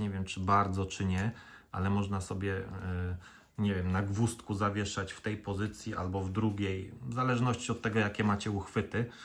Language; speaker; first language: Polish; native; Polish